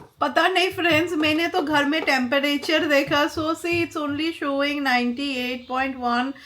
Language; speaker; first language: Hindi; non-native, local second language; Bangla